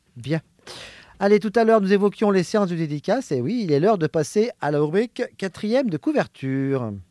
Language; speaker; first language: French; native; French